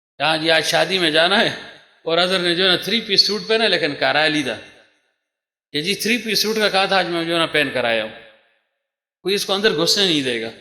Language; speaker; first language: Urdu; non-native, local second language; Pashto